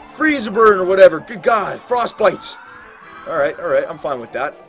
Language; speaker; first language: English; native; English